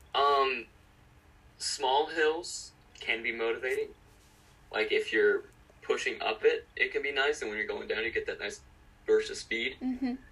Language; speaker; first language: English; native; English